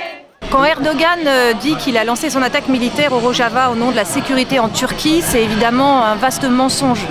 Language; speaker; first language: French; native; French